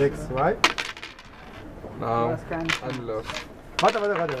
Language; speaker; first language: German; non-native, learner; Turkish